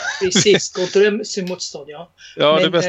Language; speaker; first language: Swedish; non-native, fluent; Arabic